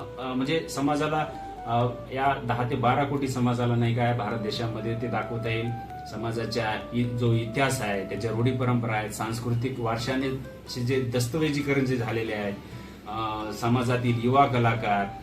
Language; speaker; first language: Marathi; non-native, local second language; Lambadi